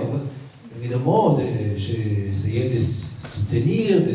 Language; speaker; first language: French; non-native, learner; Hebrew